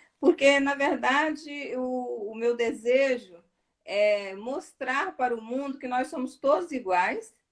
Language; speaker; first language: Portuguese; native; Portuguese